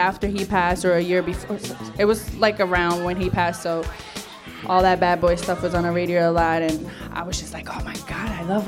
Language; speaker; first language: English; non-native, fluent; Portuguese